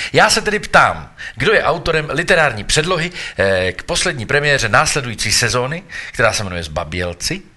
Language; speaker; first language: Czech; native; Czech